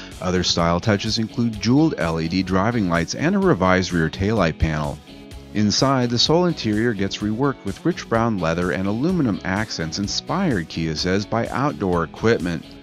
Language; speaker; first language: English; native; English